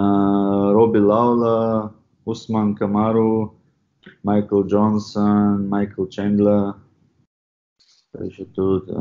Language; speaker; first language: Russian; non-native, fluent; Chechen